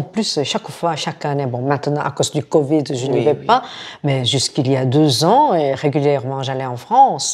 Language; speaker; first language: French; non-native, fluent; Korean